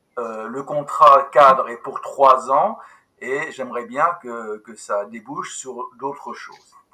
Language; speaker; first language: French; native; French